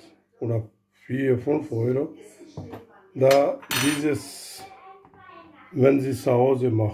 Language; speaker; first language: German; non-native, learner; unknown